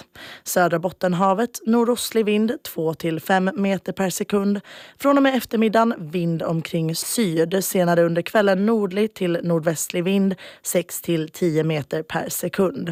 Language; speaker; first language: Swedish; native; Swedish